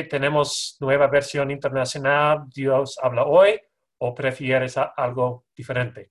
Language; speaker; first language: Spanish; non-native, learner; English